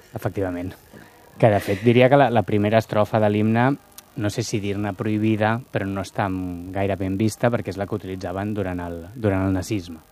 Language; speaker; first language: Catalan; native; Catalan